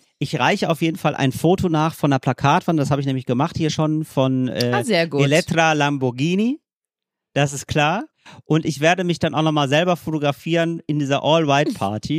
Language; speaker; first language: German; native; German